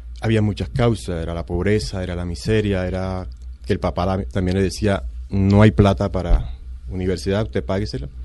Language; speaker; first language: Spanish; native; Spanish